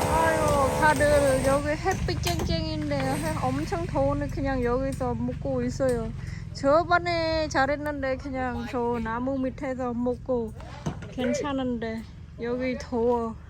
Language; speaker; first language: Korean; non-native, fluent; Khmer